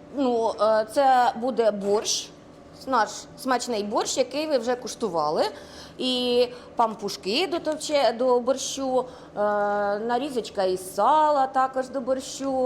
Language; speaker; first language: Ukrainian; native; Ukrainian